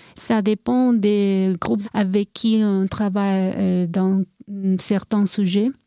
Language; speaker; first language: French; non-native, fluent; Spanish